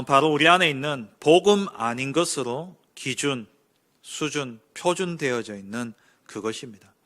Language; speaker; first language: Korean; native; Korean